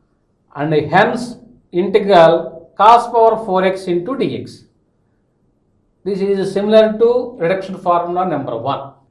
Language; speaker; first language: English; non-native, local second language; Telugu